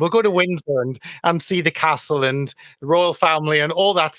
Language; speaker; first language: English; native; English